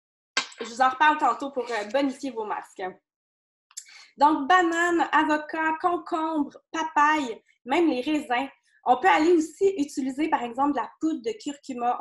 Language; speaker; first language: French; native; French